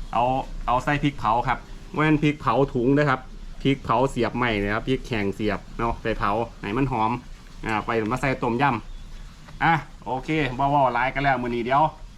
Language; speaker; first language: Thai; native; Thai